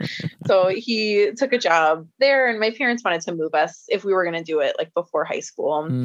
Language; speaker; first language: English; native; English